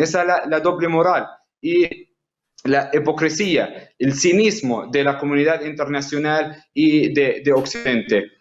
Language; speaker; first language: Spanish; non-native, fluent; Arabic